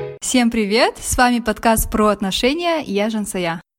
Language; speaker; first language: Russian; native; Russian